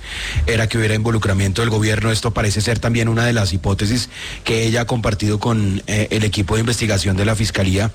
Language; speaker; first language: Spanish; native; Spanish